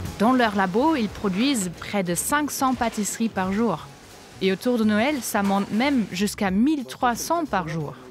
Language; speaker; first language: French; non-native, fluent; German